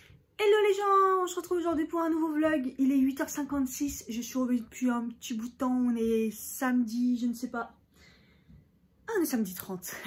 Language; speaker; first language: French; native; French